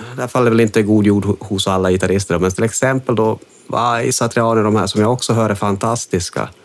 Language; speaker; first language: Swedish; native; Swedish